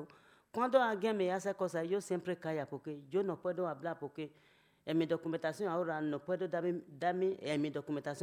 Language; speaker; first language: Spanish; non-native, learner; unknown